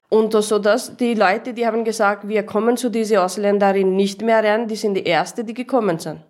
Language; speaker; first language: German; non-native, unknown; Urdu